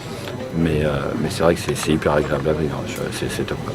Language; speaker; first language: French; native; French